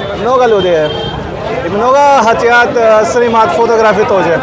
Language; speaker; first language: Russian; non-native, learner; Hindi